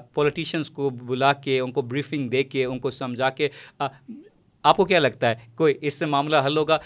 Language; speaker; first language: Urdu; non-native, local second language; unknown